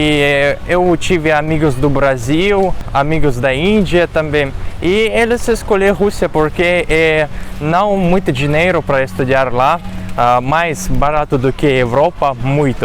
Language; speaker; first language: Portuguese; non-native, fluent; Russian